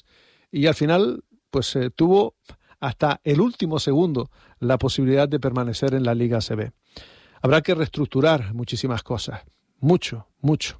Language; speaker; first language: Spanish; native; Spanish